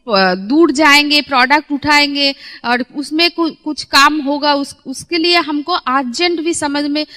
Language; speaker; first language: Hindi; non-native, local second language; Bangla